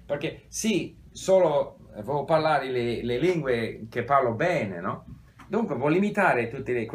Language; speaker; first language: Italian; non-native, fluent; English